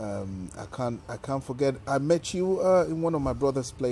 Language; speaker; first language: English; non-native, local second language; Yoruba